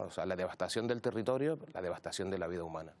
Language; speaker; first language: Spanish; native; Spanish